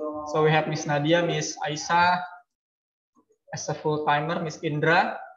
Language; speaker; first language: English; non-native, fluent; Indonesian